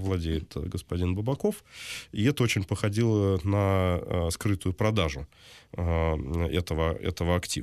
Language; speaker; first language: Russian; native; Russian